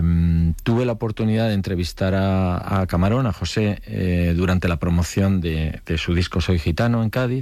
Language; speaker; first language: Spanish; native; Spanish